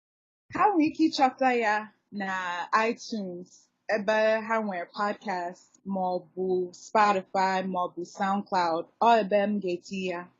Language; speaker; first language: Igbo; non-native, learner; English